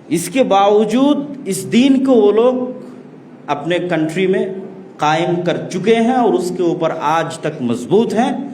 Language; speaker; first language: Urdu; non-native, fluent; Bangla